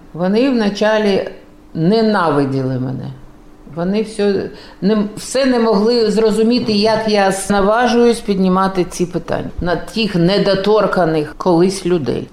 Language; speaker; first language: Ukrainian; non-native, local second language; Russian